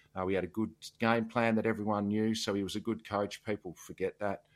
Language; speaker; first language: English; native; English